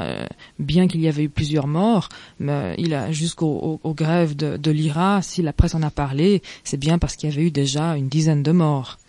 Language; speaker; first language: French; native; French